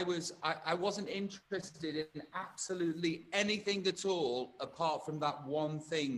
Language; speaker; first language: English; native; English